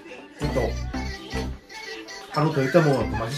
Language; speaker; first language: Korean; native; Korean